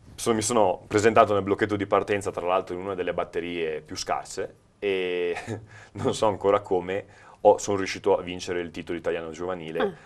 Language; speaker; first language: Italian; native; Italian